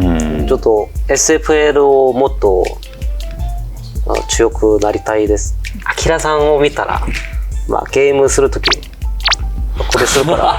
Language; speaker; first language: Japanese; non-native, fluent; Korean